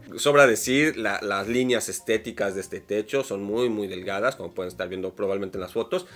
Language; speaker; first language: Spanish; native; Spanish